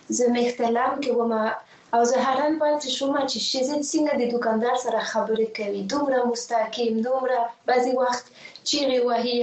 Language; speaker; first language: Pashto; non-native, fluent; French